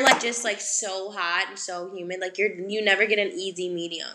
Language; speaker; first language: English; native; English